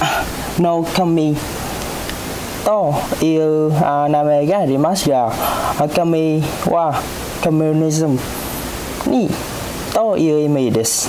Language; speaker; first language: Japanese; non-native, learner; Vietnamese